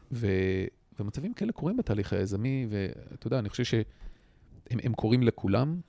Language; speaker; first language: Hebrew; native; Hebrew